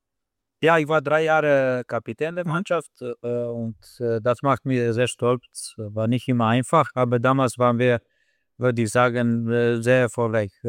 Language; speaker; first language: German; non-native, fluent; Slovenian